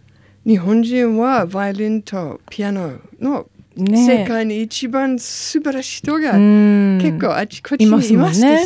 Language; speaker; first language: Japanese; non-native, learner; English